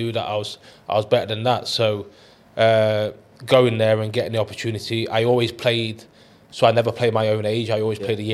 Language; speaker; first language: English; native; English